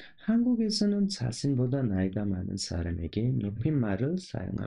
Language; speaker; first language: Korean; non-native, local second language; Nepali